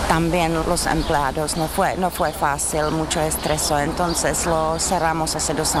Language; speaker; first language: Spanish; non-native, fluent; Czech